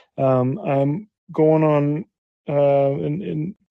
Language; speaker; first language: English; native; English